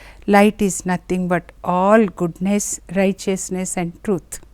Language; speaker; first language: English; non-native, local second language; Telugu